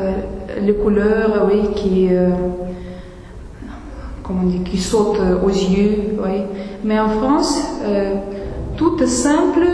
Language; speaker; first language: French; non-native, fluent; Russian